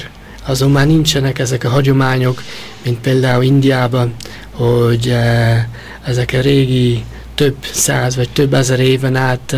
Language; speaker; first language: Hungarian; early bilingual, heritage; Hungarian